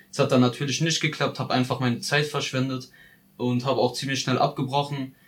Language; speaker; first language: German; native; German